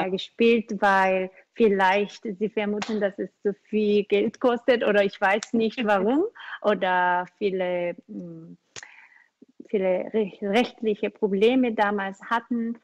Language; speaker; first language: German; non-native, learner; Korean